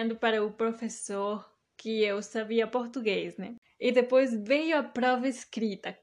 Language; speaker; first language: Portuguese; early bilingual, heritage; Portuguese